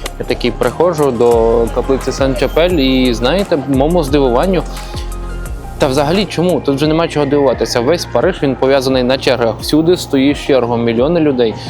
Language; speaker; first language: Ukrainian; native; Ukrainian